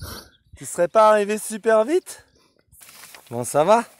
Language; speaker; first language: French; native; French